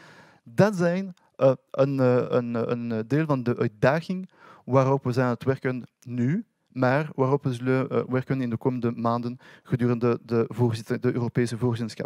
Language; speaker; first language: Dutch; non-native, learner; French